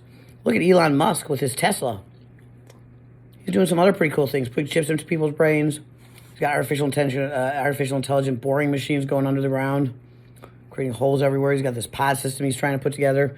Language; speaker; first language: English; native; English